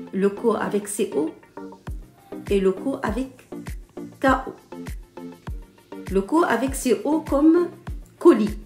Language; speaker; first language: French; non-native, local second language; Arabic